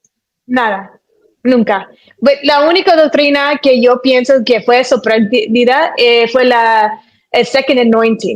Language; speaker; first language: Spanish; early bilingual, heritage; Spanish